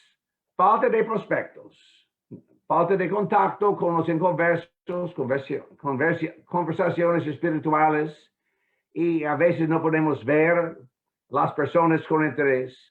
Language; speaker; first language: Spanish; non-native, fluent; English